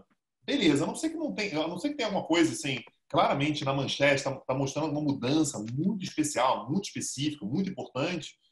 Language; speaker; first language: Portuguese; native; Portuguese